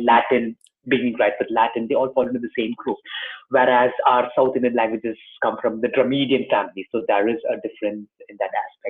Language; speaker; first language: English; non-native, local second language; Tamil